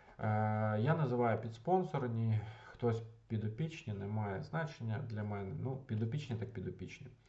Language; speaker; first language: Ukrainian; non-native, local second language; Russian